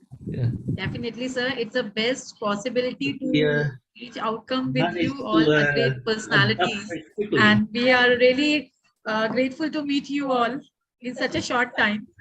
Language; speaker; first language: English; non-native, local second language; Hindi